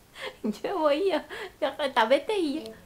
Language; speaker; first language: Japanese; non-native, fluent; Filipino